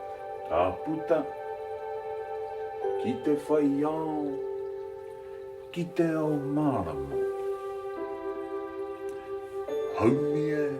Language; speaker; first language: Māori; non-native, local second language; English